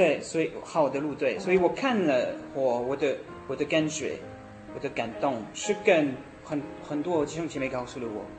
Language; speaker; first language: Chinese; non-native, learner; French